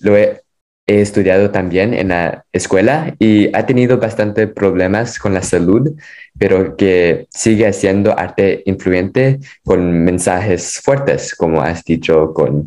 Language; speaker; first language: Spanish; non-native, fluent; English